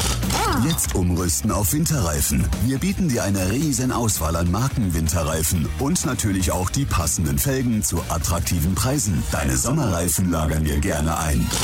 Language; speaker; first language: German; native; German